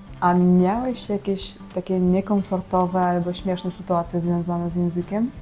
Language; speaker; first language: Polish; non-native, fluent; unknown